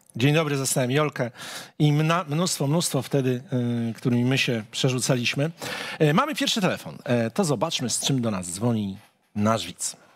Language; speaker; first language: Polish; native; Polish